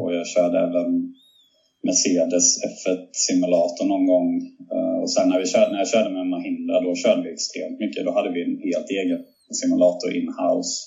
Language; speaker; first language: Swedish; native; Swedish